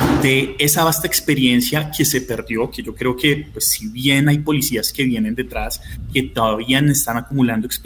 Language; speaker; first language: Spanish; native; Spanish